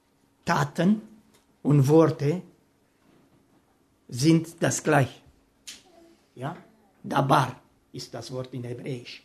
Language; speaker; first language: German; non-native, fluent; Romanian